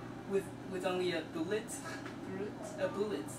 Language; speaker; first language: English; non-native, learner; Chinese